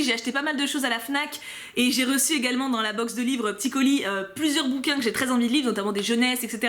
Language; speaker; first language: French; native; French